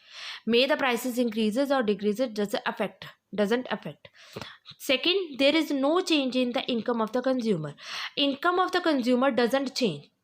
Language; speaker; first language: English; non-native, local second language; Hindi